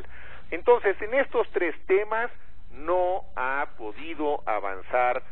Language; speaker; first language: Spanish; native; Spanish